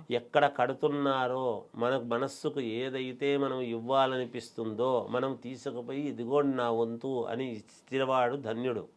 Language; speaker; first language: Telugu; native; Telugu